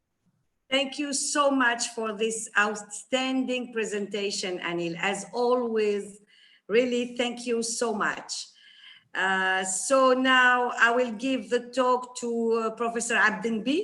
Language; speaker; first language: English; non-native, fluent; Arabic